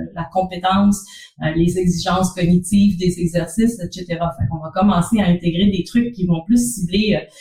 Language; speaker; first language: French; native; French